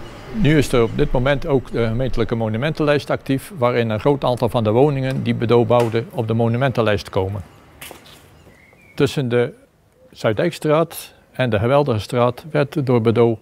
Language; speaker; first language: Dutch; native; Dutch